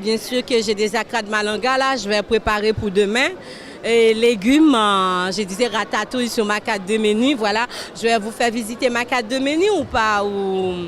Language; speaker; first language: French; non-native, local second language; Haitian Creole